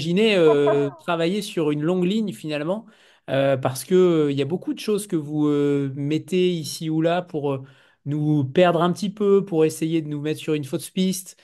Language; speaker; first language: French; native; French